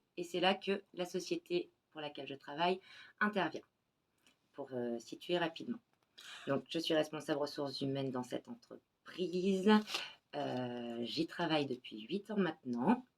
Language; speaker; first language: French; native; French